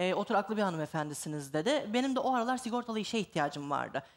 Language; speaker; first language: Turkish; native; Turkish